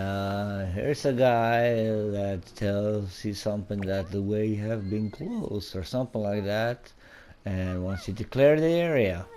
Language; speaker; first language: English; non-native, fluent; Swedish